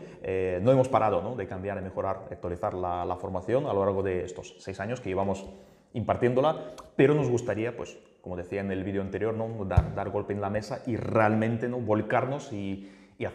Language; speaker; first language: Spanish; native; Spanish